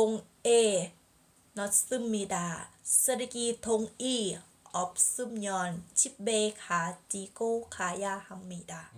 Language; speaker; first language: Korean; non-native, learner; Thai